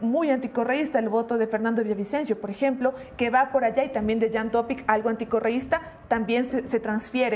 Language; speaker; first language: Spanish; native; Spanish